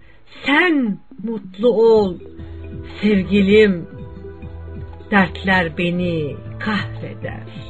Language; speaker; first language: Turkish; native; Turkish